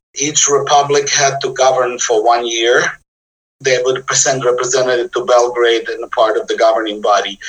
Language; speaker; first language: English; non-native, fluent; Bosnian